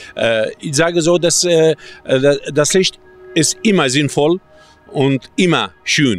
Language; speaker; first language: German; non-native, fluent; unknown